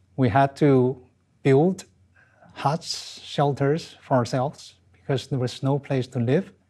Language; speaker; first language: English; non-native, fluent; Chinese